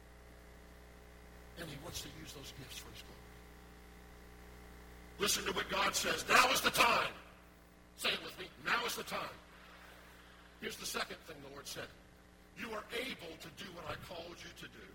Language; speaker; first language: English; native; English